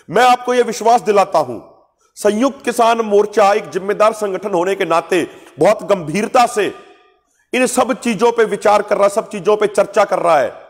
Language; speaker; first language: Hindi; non-native, local second language; Punjabi